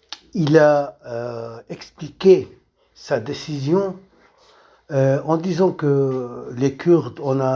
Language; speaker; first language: French; non-native, local second language; Arabic